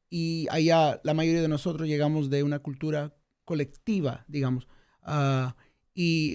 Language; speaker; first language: Spanish; early bilingual, heritage; Spanish